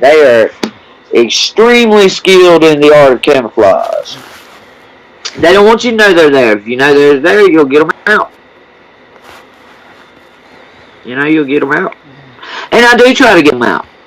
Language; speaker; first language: English; native; English